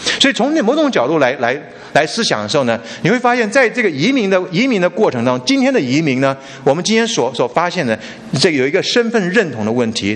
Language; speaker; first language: Chinese; native; Chinese